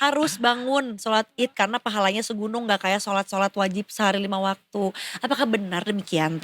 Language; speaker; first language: Indonesian; native; Indonesian